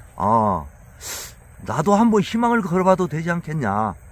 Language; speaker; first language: Korean; native; Korean